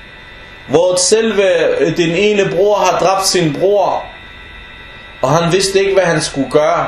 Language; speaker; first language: Danish; non-native, fluent; Arabic